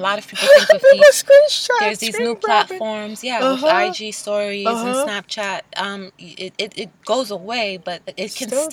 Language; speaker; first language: English; native; English